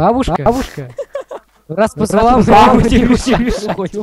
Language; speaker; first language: Russian; native; Russian